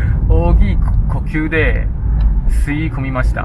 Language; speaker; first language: Japanese; non-native, fluent; Chinese